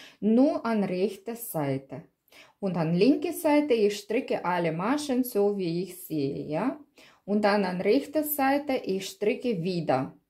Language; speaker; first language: German; non-native, learner; Russian